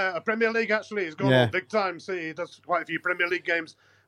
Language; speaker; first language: English; native; English